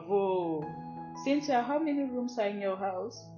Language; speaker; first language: English; non-native, fluent; French